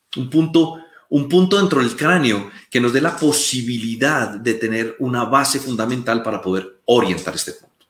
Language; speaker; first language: Spanish; native; Spanish